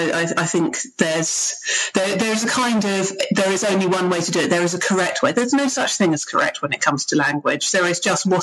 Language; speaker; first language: English; native; English